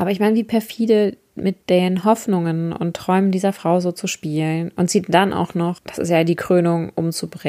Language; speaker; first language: German; native; German